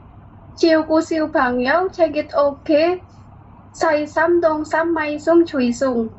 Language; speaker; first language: Cantonese; non-native, learner; Indonesian